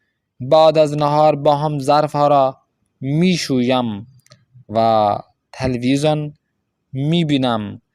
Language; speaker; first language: Persian; non-native, fluent; Urdu